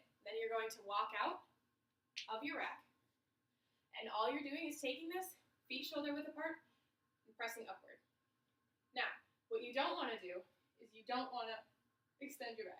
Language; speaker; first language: English; native; English